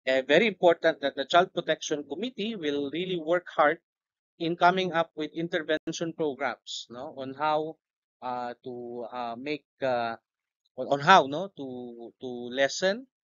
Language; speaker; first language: English; non-native, local second language; Filipino